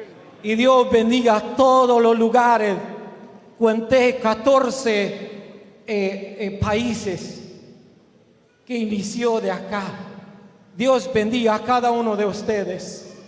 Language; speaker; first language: Spanish; non-native, learner; Romanian